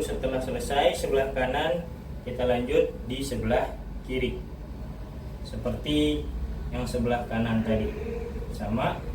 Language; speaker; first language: Indonesian; native; Indonesian